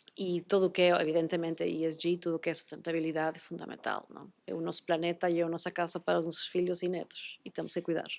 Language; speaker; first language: Portuguese; non-native, fluent; Spanish